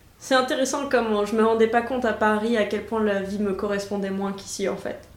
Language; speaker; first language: French; native; French